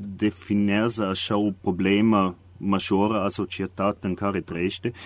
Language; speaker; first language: Romanian; non-native, fluent; German